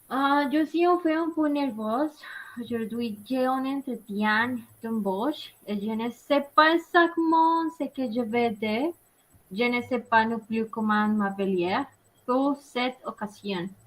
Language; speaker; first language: French; non-native, learner; Spanish